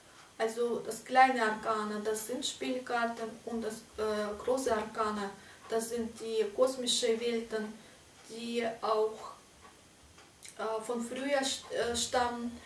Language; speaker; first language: German; non-native, fluent; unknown